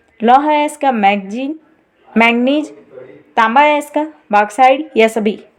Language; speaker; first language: Hindi; native; Hindi